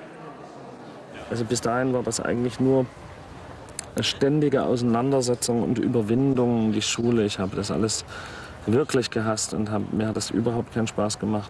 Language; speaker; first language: German; native; German